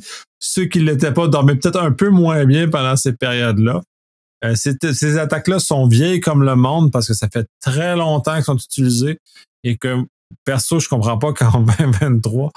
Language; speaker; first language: French; native; French